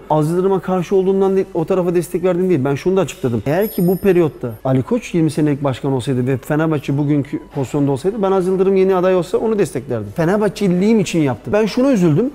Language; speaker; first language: Turkish; early bilingual, heritage; Turkish